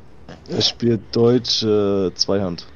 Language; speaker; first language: German; native; German